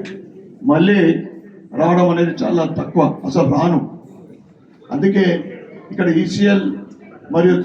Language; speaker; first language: Telugu; native; Telugu